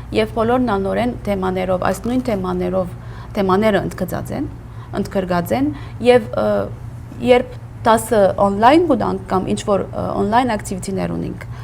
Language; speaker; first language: Armenian; early bilingual, heritage; Armenian